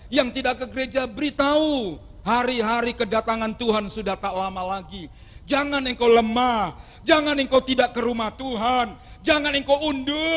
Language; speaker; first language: Indonesian; non-native, local second language; Javanese